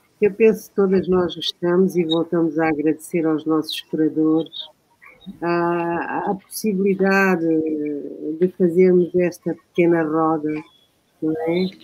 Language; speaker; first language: Portuguese; native; Portuguese